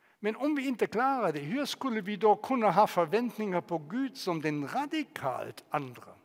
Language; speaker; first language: Swedish; non-native, fluent; German